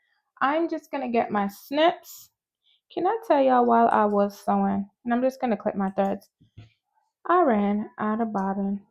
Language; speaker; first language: English; native; English